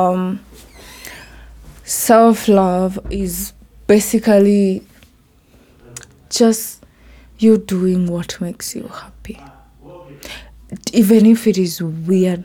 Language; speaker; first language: English; non-native, local second language; Meru